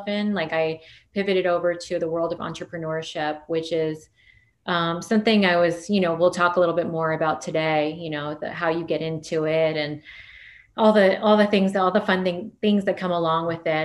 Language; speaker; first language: English; native; English